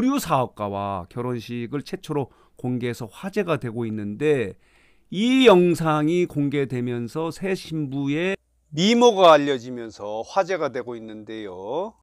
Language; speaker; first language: Korean; native; Korean